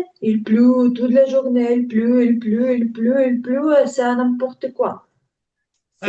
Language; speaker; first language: French; non-native, learner; Ukrainian